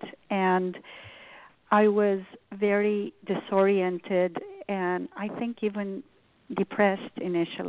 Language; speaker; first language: English; non-native, fluent; Romanian